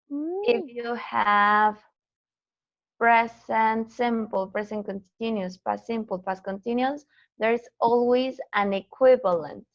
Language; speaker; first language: English; non-native, fluent; Spanish